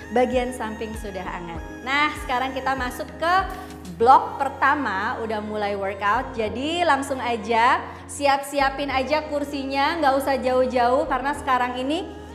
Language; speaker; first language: Indonesian; native; Indonesian